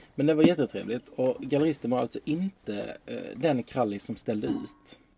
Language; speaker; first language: Swedish; native; Swedish